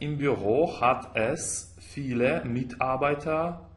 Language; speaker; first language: German; non-native, fluent; Russian